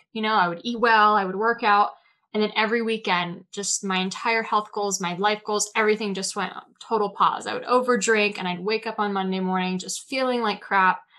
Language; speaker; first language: English; native; English